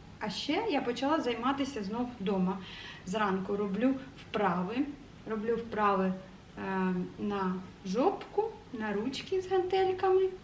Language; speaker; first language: Ukrainian; non-native, local second language; Russian